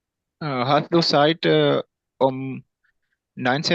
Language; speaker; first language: German; non-native, learner; Urdu